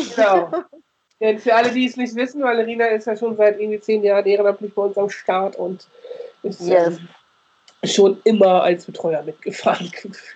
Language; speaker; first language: German; native; German